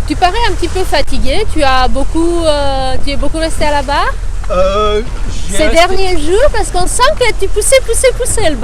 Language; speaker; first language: French; native; French